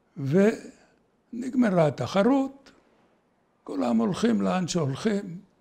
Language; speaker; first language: Hebrew; native; Hebrew